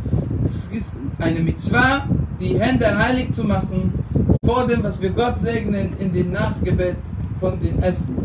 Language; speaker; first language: German; non-native, fluent; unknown